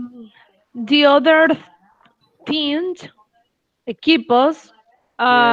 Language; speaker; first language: English; non-native, learner; Spanish